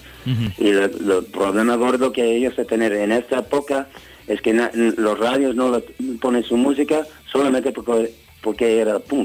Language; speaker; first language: Spanish; non-native, fluent; English